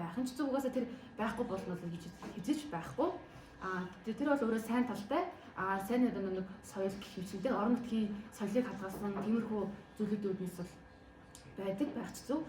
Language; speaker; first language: Mongolian; native; Mongolian